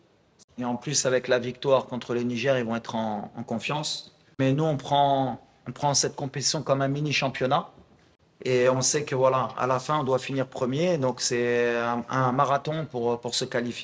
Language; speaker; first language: French; non-native, local second language; Arabic